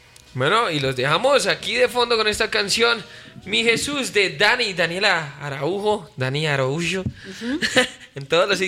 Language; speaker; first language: Spanish; native; Spanish